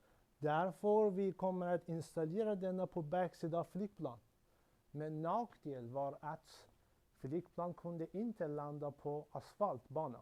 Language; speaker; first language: Swedish; non-native, learner; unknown